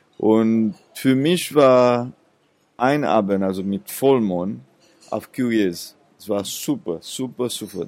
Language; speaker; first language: German; non-native, fluent; Seselwa Creole French